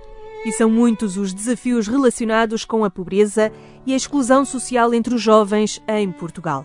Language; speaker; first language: Portuguese; native; Portuguese